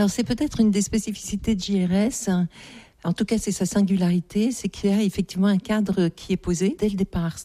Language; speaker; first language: French; native; French